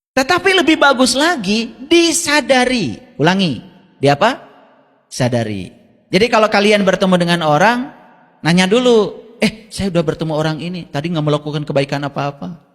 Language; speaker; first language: Indonesian; non-native, local second language; Sundanese